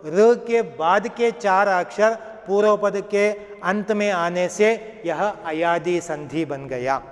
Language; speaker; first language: Hindi; non-native, local second language; Kannada